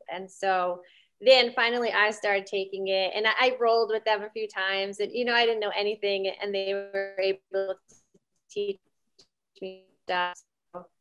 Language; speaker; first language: English; native; English